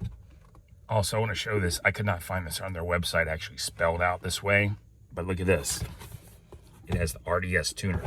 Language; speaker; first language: English; native; English